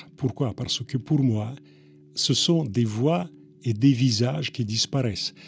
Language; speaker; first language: French; non-native, fluent; Russian